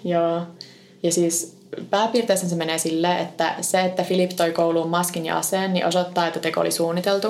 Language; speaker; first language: Finnish; native; Finnish